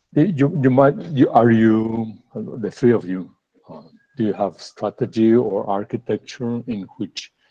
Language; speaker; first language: English; non-native, fluent; Spanish